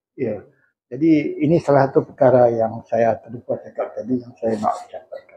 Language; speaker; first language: Malay; native; Malay